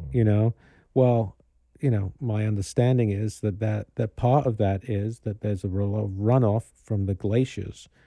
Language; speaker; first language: English; native; English